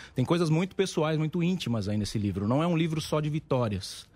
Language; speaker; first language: Portuguese; native; Portuguese